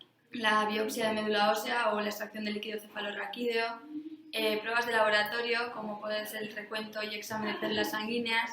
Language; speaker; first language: Spanish; native; Spanish